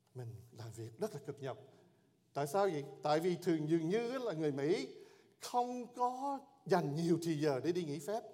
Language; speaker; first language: Vietnamese; early bilingual, heritage; Vietnamese